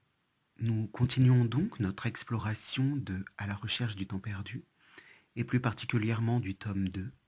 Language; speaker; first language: French; native; French